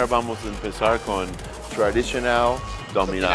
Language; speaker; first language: Spanish; non-native, learner; English